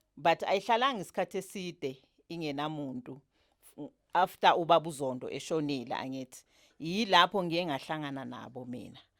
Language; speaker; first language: Zulu; native; Zulu